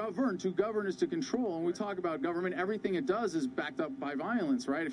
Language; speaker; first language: English; native; English